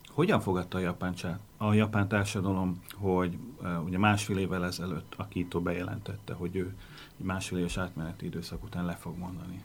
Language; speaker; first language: Hungarian; native; Hungarian